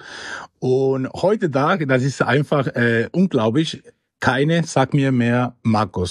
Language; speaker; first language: German; non-native, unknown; Spanish